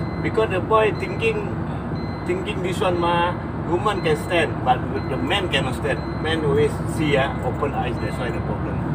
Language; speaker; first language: English; non-native, local second language; Malay